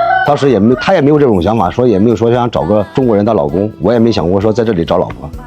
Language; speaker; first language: Chinese; native; Chinese